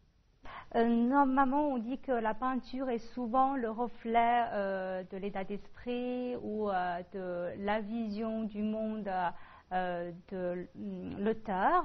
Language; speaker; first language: French; non-native, fluent; Chinese